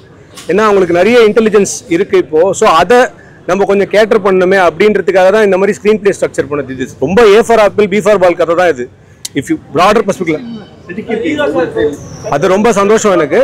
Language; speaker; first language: Tamil; native; Tamil